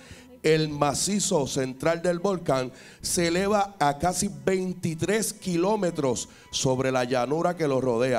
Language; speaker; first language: Spanish; native; Spanish